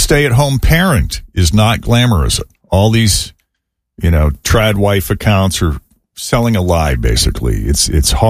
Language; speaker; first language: English; native; English